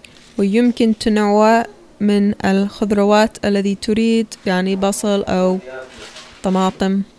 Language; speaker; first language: Arabic; non-native, fluent; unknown